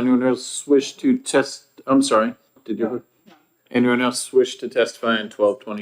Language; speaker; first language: English; native; English